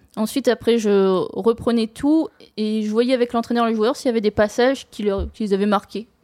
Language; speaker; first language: French; native; French